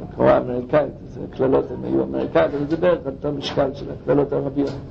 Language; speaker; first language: Hebrew; non-native, fluent; English